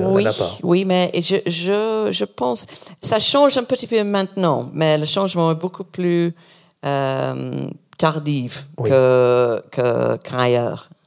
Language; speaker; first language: French; non-native, learner; English